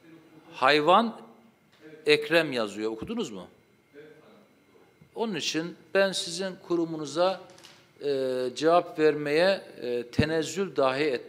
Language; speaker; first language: Turkish; native; Turkish